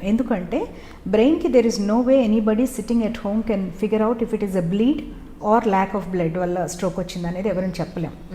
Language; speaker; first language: Telugu; native; Telugu